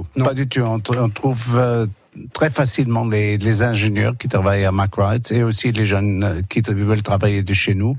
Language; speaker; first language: French; non-native, fluent; German